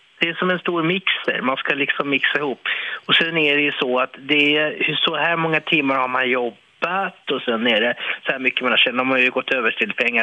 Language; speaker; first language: Swedish; native; Swedish